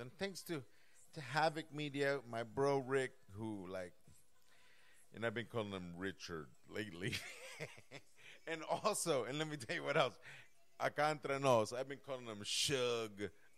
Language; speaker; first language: English; early bilingual, other home language; Spanish